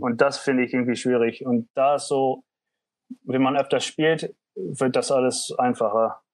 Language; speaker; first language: German; early bilingual, heritage; German